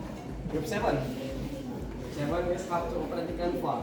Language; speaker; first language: English; non-native, learner; Indonesian